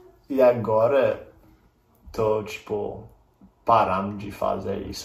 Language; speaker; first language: Portuguese; non-native, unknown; English